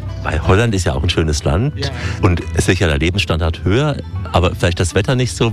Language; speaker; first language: German; native; German